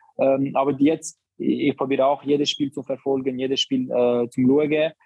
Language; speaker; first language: German; non-native, learner; Albanian